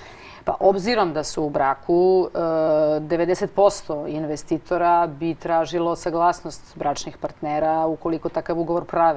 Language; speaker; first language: Croatian; native; Croatian